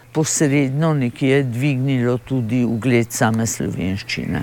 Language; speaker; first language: Slovenian; native; Slovenian